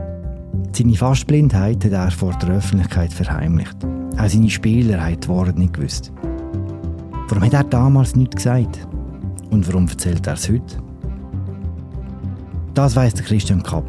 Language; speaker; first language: German; native; German